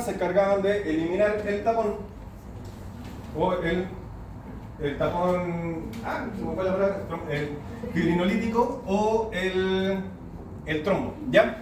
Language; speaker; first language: Spanish; native; Spanish